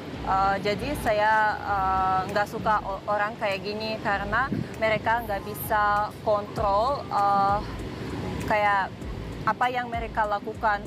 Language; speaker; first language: Indonesian; non-native, fluent; Russian